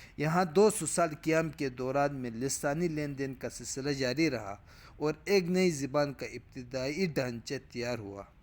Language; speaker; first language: Urdu; non-native, local second language; Punjabi